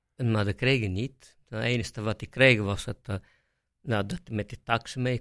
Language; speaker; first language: Dutch; non-native, fluent; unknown